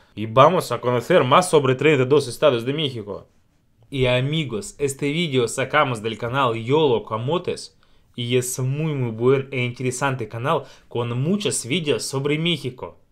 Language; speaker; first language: Spanish; non-native, learner; Russian